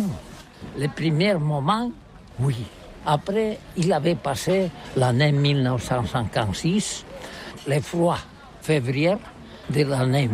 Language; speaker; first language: French; non-native, learner; Catalan